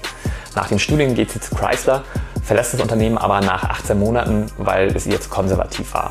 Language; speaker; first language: German; native; German